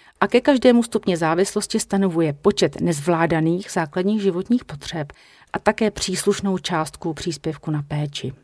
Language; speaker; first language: Czech; native; Czech